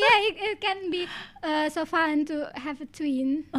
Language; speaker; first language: English; non-native, learner; Indonesian